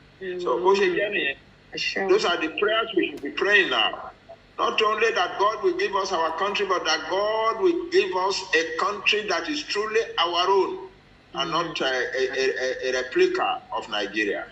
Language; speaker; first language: English; non-native, local second language; Yoruba